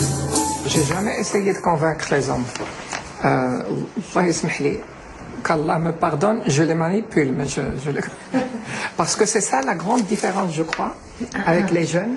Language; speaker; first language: French; non-native, local second language; Arabic